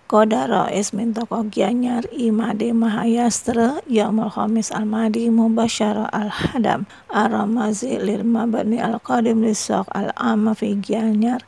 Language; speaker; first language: Arabic; non-native, fluent; Indonesian